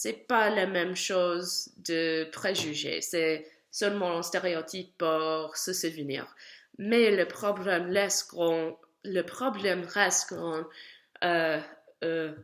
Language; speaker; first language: French; non-native, learner; English